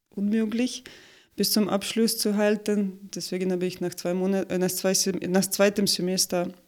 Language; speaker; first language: German; non-native, fluent; Ukrainian